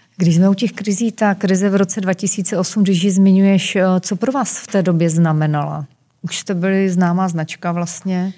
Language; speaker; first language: Czech; native; Czech